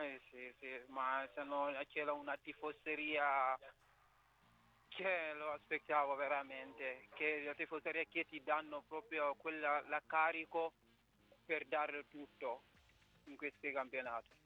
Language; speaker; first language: Italian; non-native, fluent; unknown